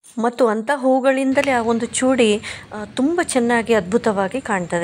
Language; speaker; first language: Kannada; non-native, local second language; Konkani